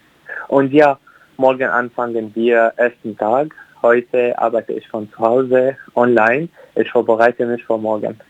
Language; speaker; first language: German; non-native, learner; Arabic